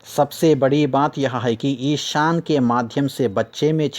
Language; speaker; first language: Hindi; non-native, local second language; Telugu